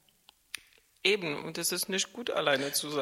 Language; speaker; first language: German; non-native, fluent; Czech